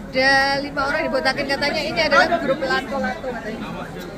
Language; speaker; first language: Indonesian; native; Indonesian